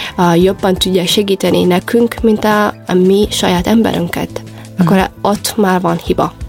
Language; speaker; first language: Hungarian; non-native, fluent; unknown